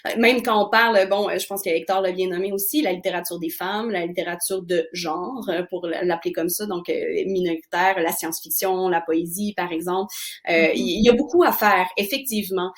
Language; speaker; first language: French; native; French